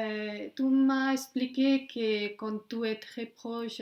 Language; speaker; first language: French; non-native, fluent; Spanish